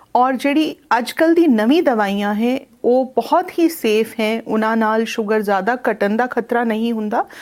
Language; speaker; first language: Punjabi; non-native, local second language; Hindi